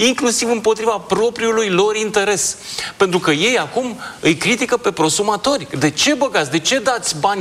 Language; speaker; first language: Romanian; native; Romanian